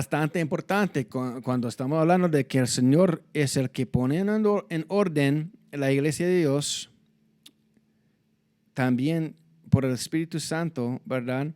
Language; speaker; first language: Spanish; non-native, fluent; English